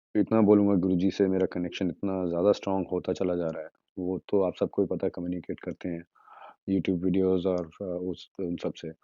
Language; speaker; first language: Hindi; native; Hindi